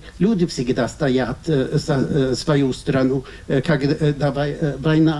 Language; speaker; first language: Russian; non-native, fluent; Swedish